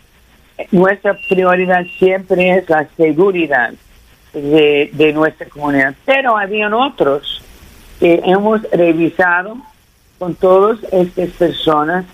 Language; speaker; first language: Spanish; early bilingual, heritage; Spanish